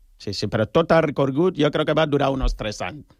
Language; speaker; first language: Catalan; non-native, learner; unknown